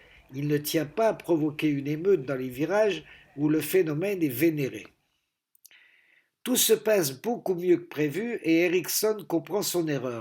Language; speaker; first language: French; native; French